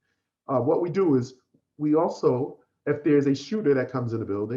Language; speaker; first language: English; native; English